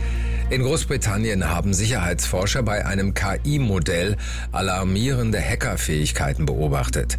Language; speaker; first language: German; native; German